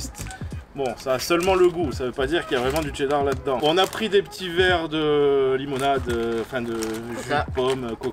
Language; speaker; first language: French; native; French